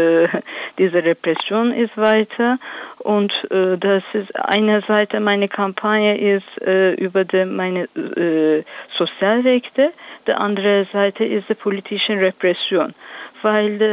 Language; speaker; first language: German; non-native, learner; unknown